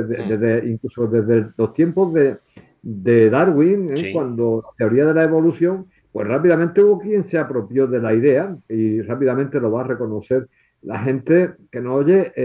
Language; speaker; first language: Spanish; native; Spanish